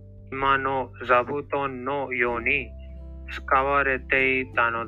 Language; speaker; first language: Japanese; non-native, learner; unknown